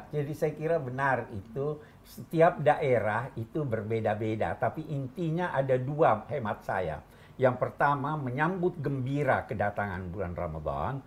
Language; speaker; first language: Indonesian; native; Indonesian